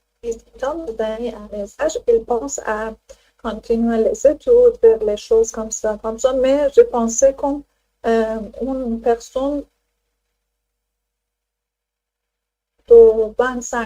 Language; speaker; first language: French; non-native, learner; Persian